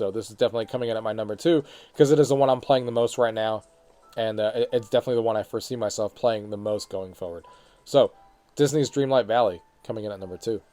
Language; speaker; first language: English; native; English